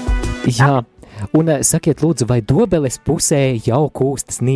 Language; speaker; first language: Latvian; native; Latvian